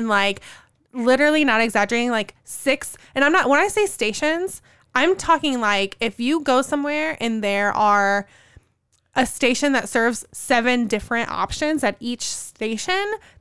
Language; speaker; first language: English; native; English